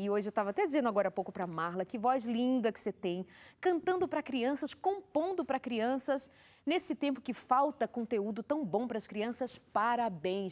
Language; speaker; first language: Portuguese; native; Portuguese